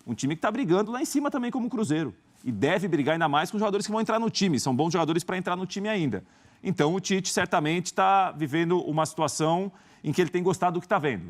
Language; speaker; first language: Portuguese; native; Portuguese